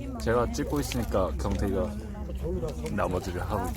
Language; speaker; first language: Korean; native; Korean